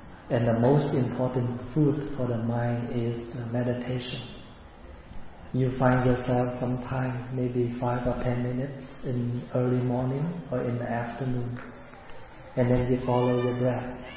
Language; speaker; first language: English; non-native, fluent; Vietnamese